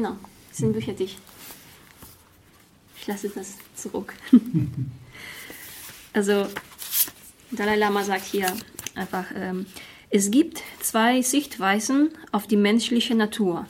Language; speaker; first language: German; non-native, fluent; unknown